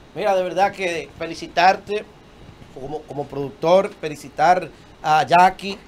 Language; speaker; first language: Spanish; early bilingual, heritage; Spanish